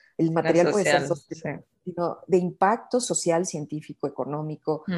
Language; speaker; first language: Spanish; native; Spanish